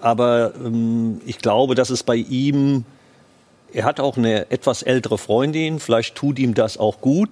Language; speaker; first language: German; native; German